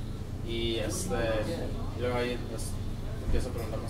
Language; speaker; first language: Spanish; early bilingual, other home language; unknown